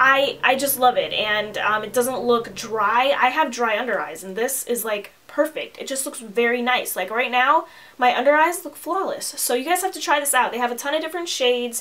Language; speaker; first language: English; native; English